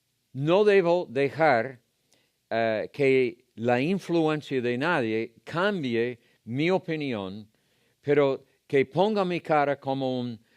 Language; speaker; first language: Spanish; non-native, fluent; English